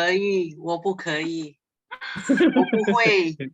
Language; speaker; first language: Chinese; non-native, learner; Indonesian